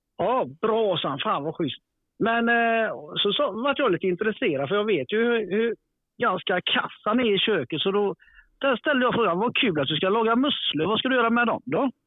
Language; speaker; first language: Swedish; native; Swedish